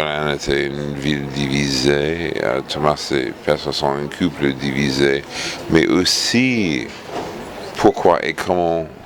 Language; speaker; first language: French; non-native, fluent; English